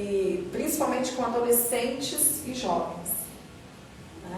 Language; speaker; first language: Portuguese; native; Portuguese